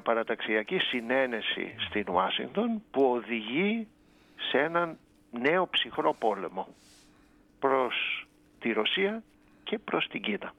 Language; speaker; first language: Greek; native; Greek